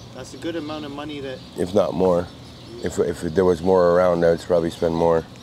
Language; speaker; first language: English; native; English